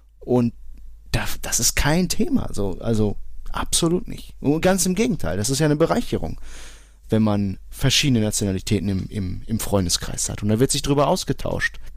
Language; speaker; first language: German; early bilingual, other home language; Portuguese